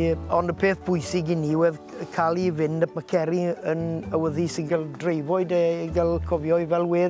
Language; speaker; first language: Welsh; native; Welsh